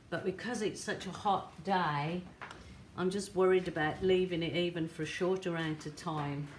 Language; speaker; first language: English; native; English